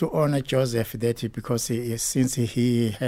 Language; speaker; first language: English; non-native, local second language; Zulu